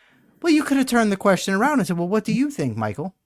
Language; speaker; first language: English; native; English